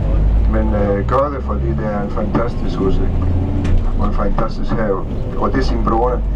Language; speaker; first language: Danish; non-native, fluent; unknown